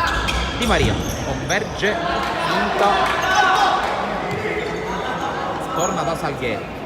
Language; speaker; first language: Italian; native; Italian